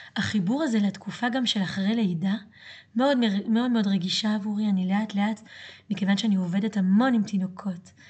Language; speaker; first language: Hebrew; early bilingual, other home language; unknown